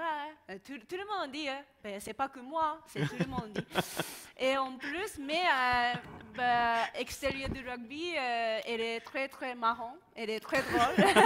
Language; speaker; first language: French; non-native, learner; Japanese